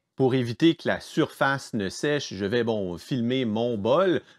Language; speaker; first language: French; native; French